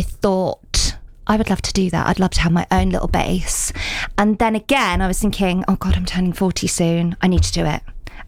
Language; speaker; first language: English; native; English